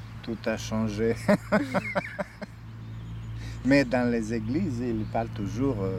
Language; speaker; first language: French; non-native, fluent; Serbian